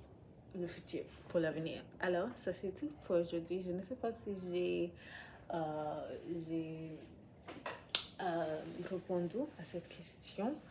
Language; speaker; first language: French; non-native, learner; English